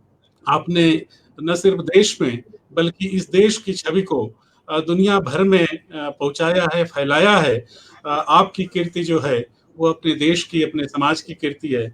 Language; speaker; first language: Hindi; native; Hindi